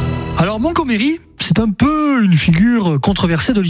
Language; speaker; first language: French; native; French